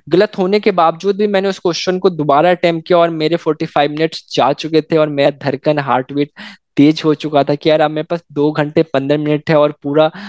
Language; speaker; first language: Hindi; native; Hindi